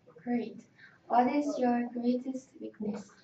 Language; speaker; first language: English; non-native, learner; Korean